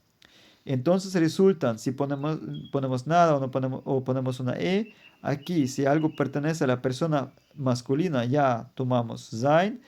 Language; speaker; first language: Spanish; non-native, fluent; German